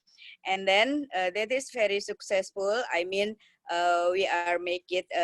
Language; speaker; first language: English; non-native, learner; Indonesian